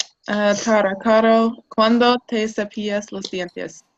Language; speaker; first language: Spanish; non-native, learner; English